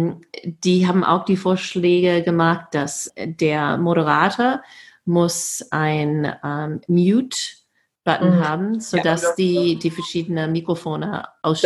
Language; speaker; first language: German; non-native, fluent; English